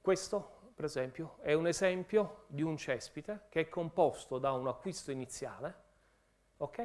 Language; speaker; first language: Italian; native; Italian